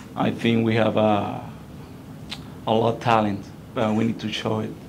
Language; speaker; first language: English; non-native, fluent; Spanish